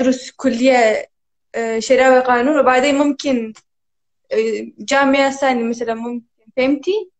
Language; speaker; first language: Arabic; non-native, learner; Turkish